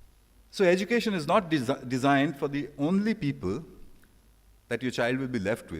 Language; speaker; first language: English; non-native, local second language; Bangla